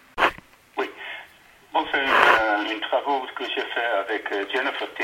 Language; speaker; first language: French; non-native, learner; Dutch